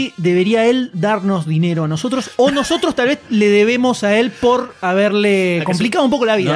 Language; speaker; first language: Spanish; native; Spanish